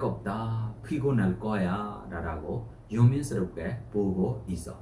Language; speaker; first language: Korean; non-native, fluent; Burmese